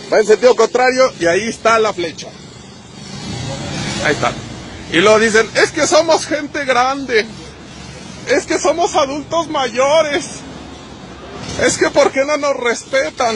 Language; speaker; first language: Spanish; native; Spanish